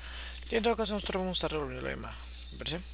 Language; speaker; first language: Spanish; native; Spanish